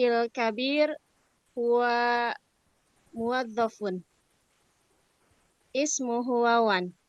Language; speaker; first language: Arabic; non-native, learner; Indonesian